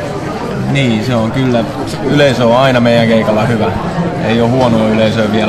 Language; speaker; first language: Finnish; native; Finnish